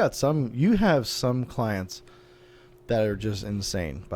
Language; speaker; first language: English; native; English